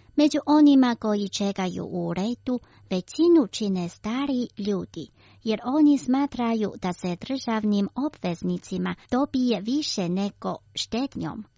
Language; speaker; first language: Croatian; non-native, fluent; Chinese